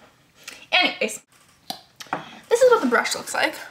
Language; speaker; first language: English; native; English